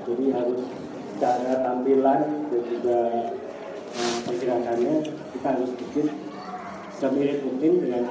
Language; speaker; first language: Indonesian; native; Indonesian